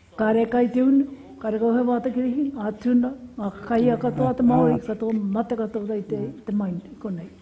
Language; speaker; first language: Māori; native; Māori